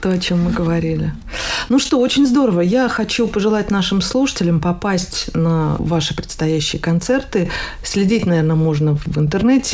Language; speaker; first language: Russian; native; Russian